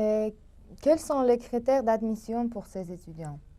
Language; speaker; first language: French; non-native, learner; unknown